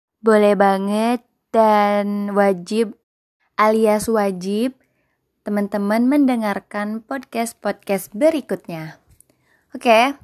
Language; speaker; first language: Indonesian; non-native, local second language; Sundanese